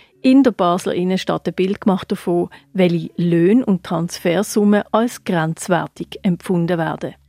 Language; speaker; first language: German; native; German